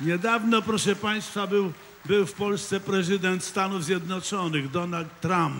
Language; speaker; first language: Polish; native; Polish